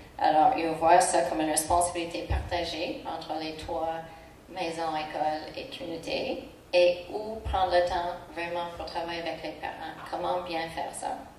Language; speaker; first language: French; non-native, local second language; English